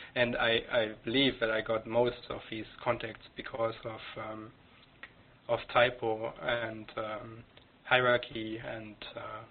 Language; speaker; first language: English; non-native, fluent; German